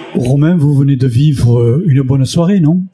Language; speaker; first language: French; native; French